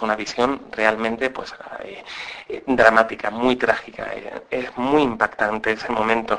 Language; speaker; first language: Spanish; native; Spanish